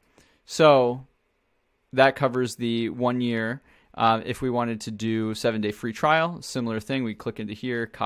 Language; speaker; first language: English; native; English